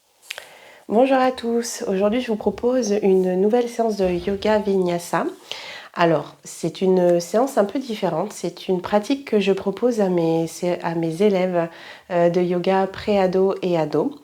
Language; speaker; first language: French; native; French